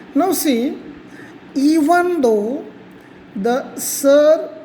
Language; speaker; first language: English; non-native, local second language; Marathi